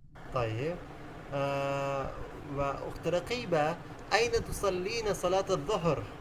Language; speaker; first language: Arabic; non-native, fluent; Urdu